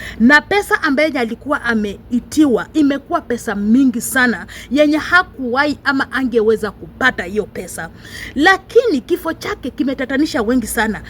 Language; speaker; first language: Swahili; non-native, local second language; Luyia